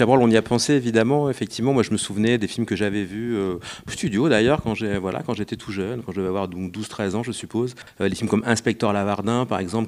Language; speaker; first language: French; native; French